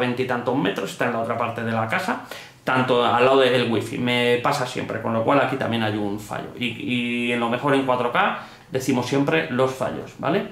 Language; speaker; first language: Spanish; native; Spanish